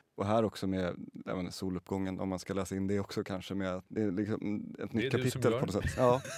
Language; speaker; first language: Swedish; native; Swedish